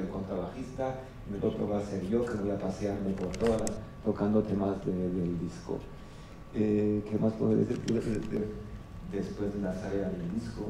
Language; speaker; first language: Spanish; non-native, fluent; Armenian